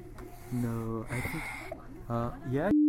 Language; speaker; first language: English; non-native, fluent; French